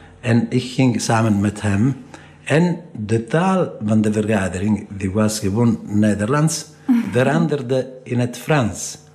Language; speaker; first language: Dutch; non-native, fluent; Italian